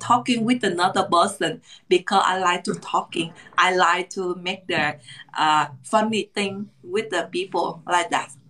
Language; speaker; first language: English; non-native, learner; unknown